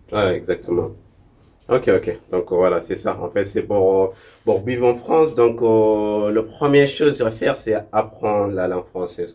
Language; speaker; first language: French; non-native, local second language; Arabic